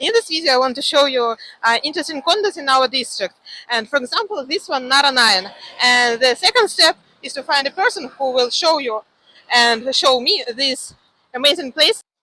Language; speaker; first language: English; non-native, fluent; Russian